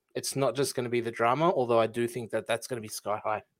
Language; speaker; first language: English; early bilingual, other home language; Filipino